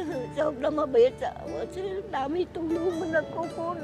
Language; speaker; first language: Filipino; non-native, learner; Vietnamese